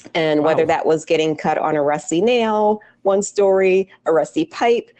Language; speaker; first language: English; native; English